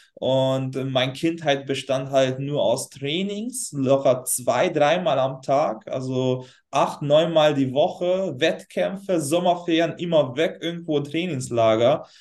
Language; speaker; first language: German; non-native, fluent; Hungarian